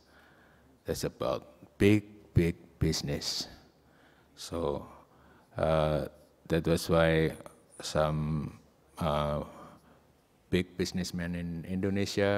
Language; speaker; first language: English; non-native, learner; Indonesian